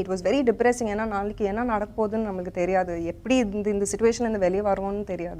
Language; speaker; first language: Tamil; non-native, local second language; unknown